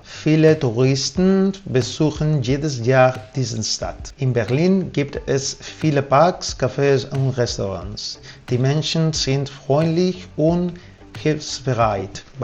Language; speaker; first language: German; non-native, fluent; Spanish